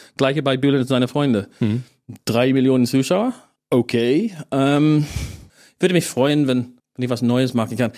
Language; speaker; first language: German; non-native, fluent; English